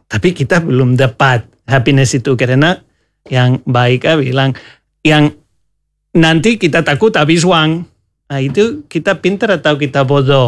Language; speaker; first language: Indonesian; non-native, learner; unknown